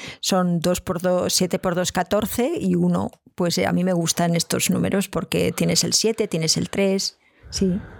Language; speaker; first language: Spanish; native; Spanish